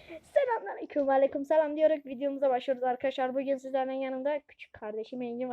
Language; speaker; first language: Turkish; native; Turkish